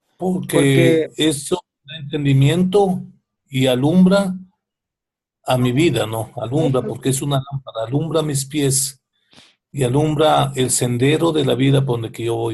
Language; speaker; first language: Spanish; native; Spanish